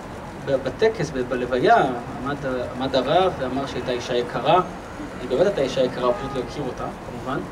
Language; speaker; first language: Hebrew; native; Hebrew